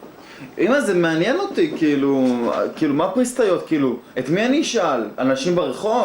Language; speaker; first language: Hebrew; native; Hebrew